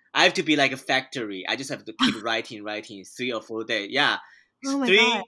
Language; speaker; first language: English; non-native, fluent; Chinese